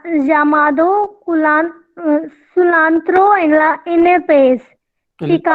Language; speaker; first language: Spanish; non-native, learner; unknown